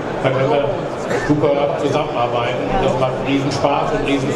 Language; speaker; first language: German; native; German